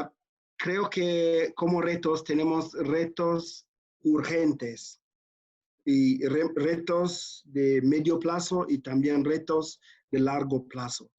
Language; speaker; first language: Spanish; non-native, fluent; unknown